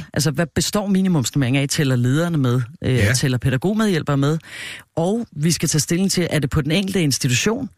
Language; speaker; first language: Danish; native; Danish